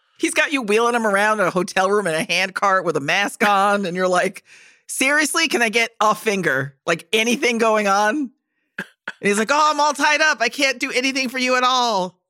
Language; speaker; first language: English; native; English